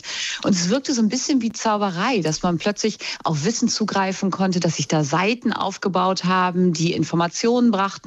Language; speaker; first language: German; native; German